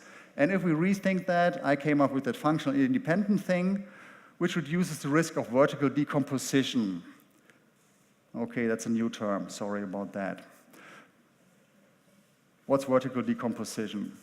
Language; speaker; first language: English; non-native, fluent; German